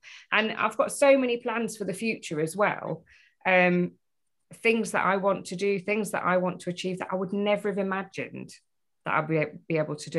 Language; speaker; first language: English; native; English